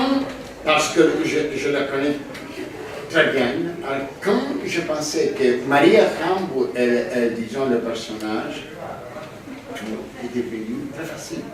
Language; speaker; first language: French; non-native, fluent; Greek